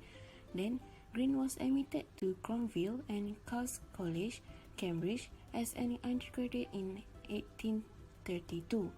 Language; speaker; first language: English; non-native, local second language; Malay